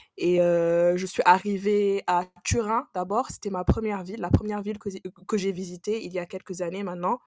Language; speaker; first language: French; non-native, local second language; Wolof